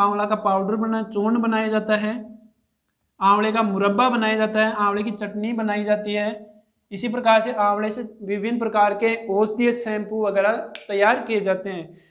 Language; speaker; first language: Hindi; native; Hindi